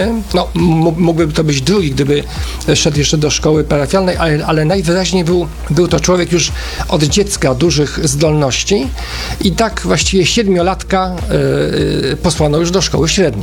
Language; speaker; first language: Polish; native; Polish